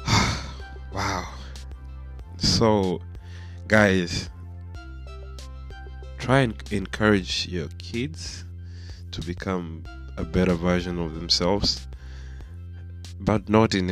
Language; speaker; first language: English; non-native, local second language; Swahili